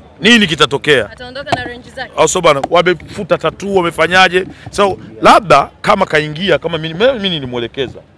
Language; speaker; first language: Swahili; native; Swahili